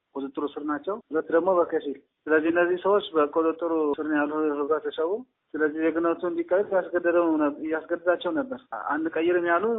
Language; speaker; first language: Amharic; non-native, local second language; Tigrinya